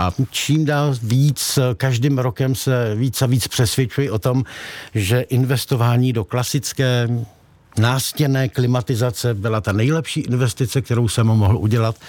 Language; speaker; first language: Czech; native; Czech